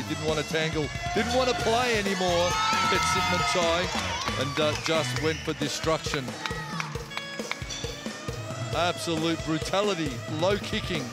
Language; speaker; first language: English; native; English